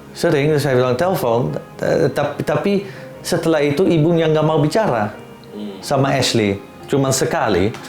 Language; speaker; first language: Indonesian; non-native, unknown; Dutch